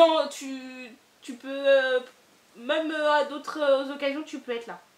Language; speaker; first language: French; native; French